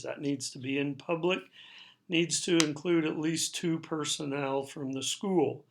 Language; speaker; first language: English; native; English